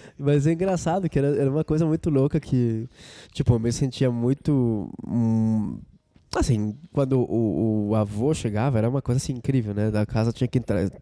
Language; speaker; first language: Portuguese; non-native, fluent; Spanish